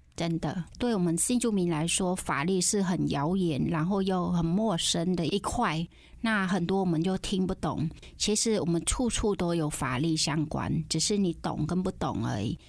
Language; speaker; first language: Chinese; non-native, fluent; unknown